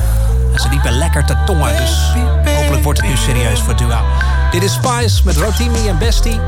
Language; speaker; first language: Dutch; native; Dutch